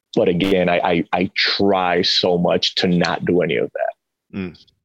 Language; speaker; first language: English; early bilingual, other home language; Spanish